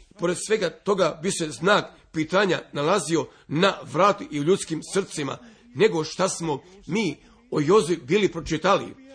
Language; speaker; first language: Serbian; early bilingual, heritage; Serbian